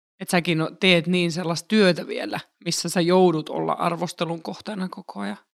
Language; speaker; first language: Finnish; native; Finnish